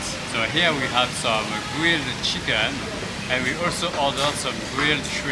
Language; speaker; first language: English; non-native, fluent; French